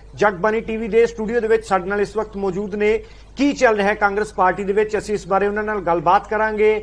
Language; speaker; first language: Hindi; non-native, local second language; Punjabi